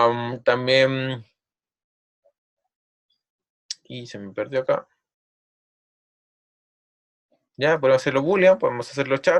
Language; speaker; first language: Spanish; native; Spanish